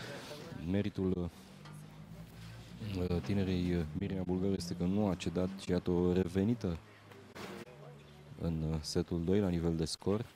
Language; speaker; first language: Romanian; native; Romanian